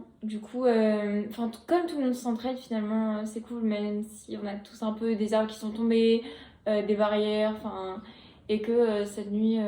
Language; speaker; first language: French; native; French